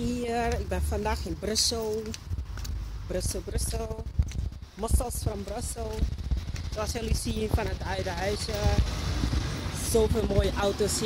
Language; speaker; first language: Dutch; early bilingual, other home language; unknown